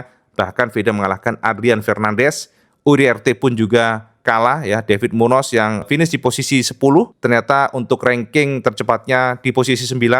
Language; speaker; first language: Indonesian; native; Indonesian